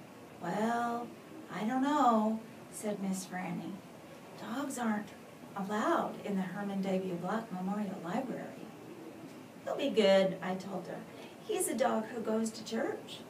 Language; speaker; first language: English; native; English